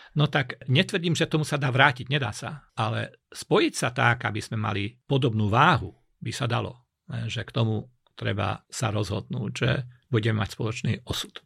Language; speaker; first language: Slovak; non-native, local second language; Hungarian